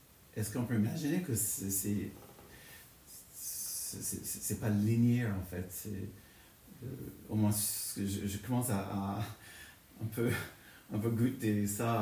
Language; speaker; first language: French; non-native, fluent; English